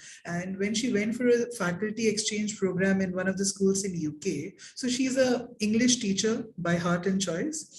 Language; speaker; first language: English; non-native, local second language; Hindi